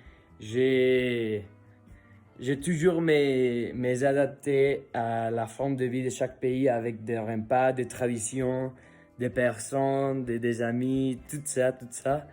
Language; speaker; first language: French; non-native, learner; Spanish